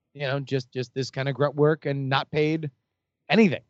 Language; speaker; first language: English; native; English